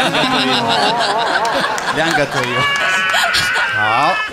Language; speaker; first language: Chinese; non-native, learner; Russian